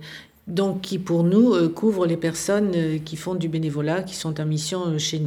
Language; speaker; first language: French; native; French